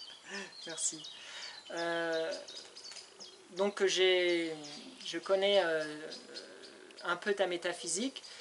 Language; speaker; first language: French; native; French